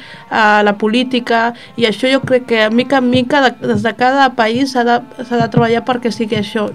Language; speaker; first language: Catalan; early bilingual, other home language; Arabic